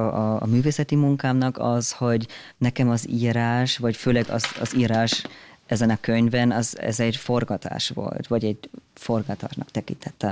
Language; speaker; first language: Hungarian; non-native, fluent; German